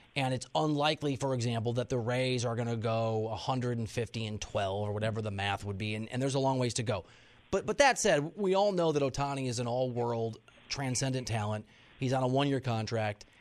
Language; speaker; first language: English; native; English